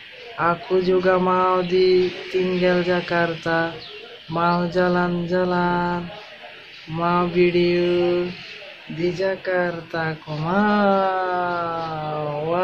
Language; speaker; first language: Indonesian; non-native, learner; Bangla